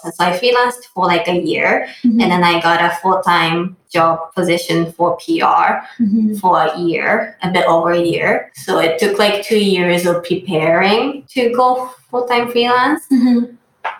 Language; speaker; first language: English; non-native, fluent; Japanese